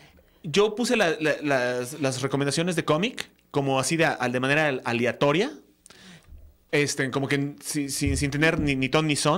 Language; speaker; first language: Spanish; native; Spanish